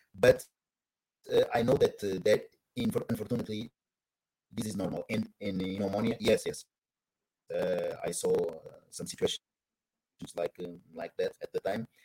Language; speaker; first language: English; non-native, learner; Portuguese